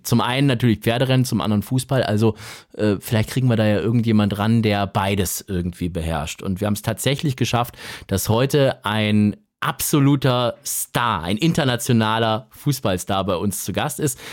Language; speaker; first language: German; native; German